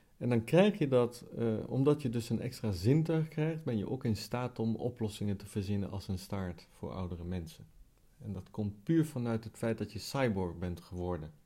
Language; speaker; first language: Dutch; non-native, fluent; Italian